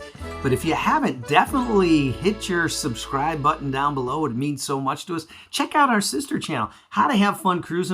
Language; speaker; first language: English; native; English